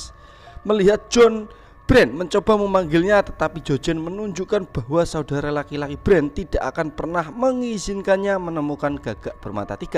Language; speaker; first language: Indonesian; native; Indonesian